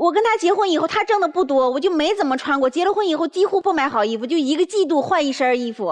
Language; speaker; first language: Chinese; native; Chinese